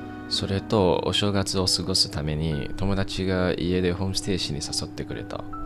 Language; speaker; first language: Japanese; non-native, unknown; Chinese